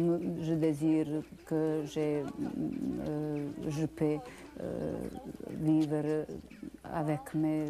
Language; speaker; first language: French; non-native, learner; Bosnian